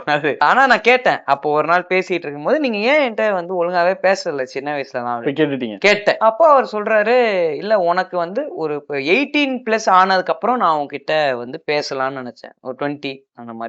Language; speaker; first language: Tamil; native; Tamil